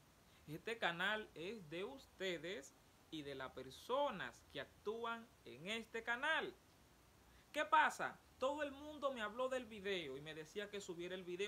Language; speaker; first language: Spanish; native; Spanish